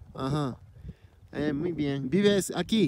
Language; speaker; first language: Spanish; non-native, learner; Japanese